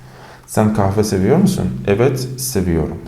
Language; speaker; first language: Turkish; non-native, fluent; Persian